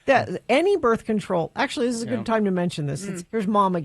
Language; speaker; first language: English; native; English